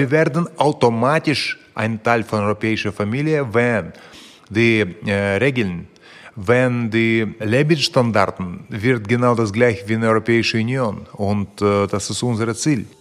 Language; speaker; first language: German; non-native, fluent; Russian